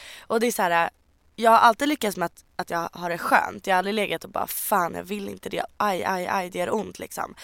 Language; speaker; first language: Swedish; native; Swedish